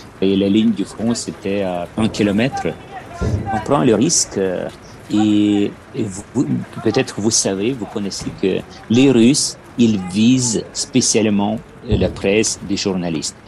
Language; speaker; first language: French; non-native, learner; Ukrainian